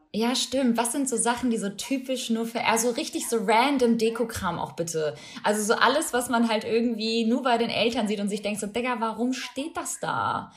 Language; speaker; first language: German; early bilingual, other home language; Albanian